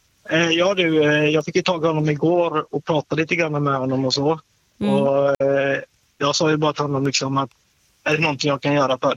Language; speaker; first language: Swedish; native; Swedish